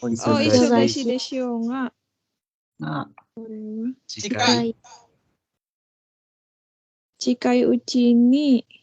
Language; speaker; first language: Japanese; non-native, learner; Indonesian